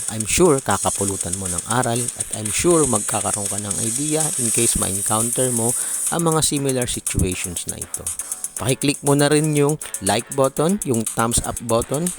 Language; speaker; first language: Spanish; non-native, learner; Filipino